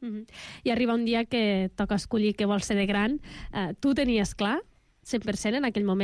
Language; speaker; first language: Catalan; native; Catalan